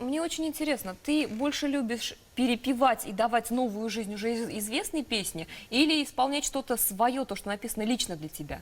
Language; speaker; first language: Russian; native; Russian